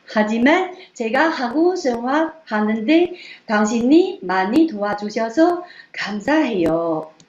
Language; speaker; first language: Korean; non-native, learner; Chinese